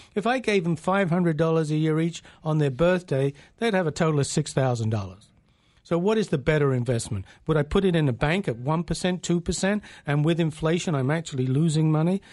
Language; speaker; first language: English; native; English